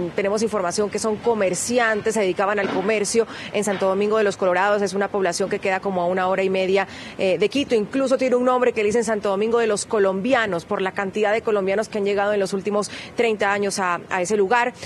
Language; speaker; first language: Spanish; native; Spanish